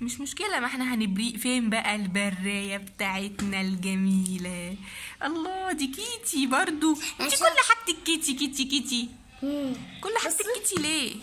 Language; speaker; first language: Arabic; native; Arabic